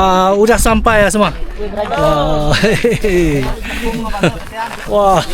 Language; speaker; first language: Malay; non-native, local second language; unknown